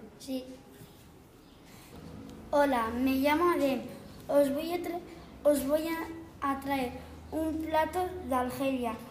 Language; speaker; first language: Spanish; non-native, learner; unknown